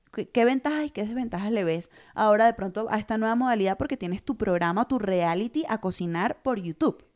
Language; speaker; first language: Spanish; native; Spanish